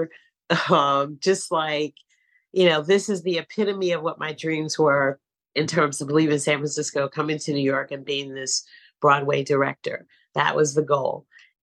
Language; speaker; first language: English; native; English